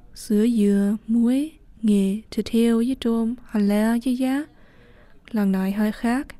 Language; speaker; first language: Vietnamese; early bilingual, heritage; Vietnamese